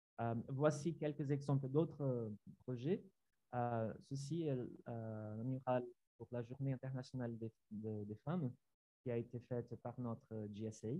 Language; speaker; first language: French; non-native, fluent; Portuguese